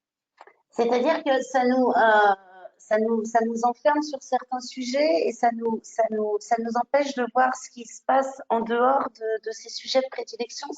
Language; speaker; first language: French; native; French